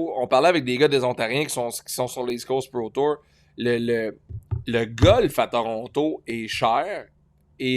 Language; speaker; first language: French; native; French